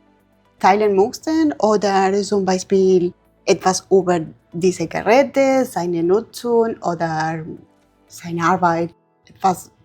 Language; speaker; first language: German; non-native, learner; Spanish